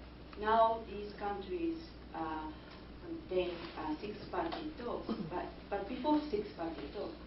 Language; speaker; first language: English; non-native, fluent; Japanese